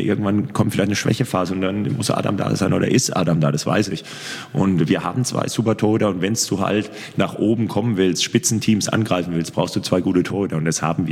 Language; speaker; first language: German; native; German